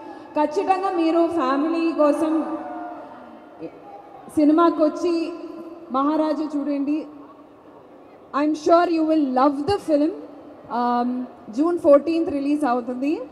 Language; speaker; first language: Telugu; non-native, fluent; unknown